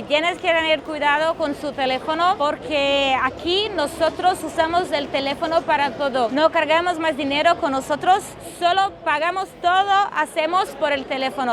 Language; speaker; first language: Spanish; non-native, fluent; Portuguese